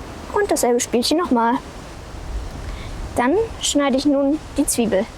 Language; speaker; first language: German; native; German